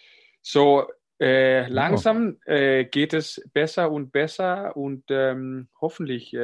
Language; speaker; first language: German; non-native, fluent; Danish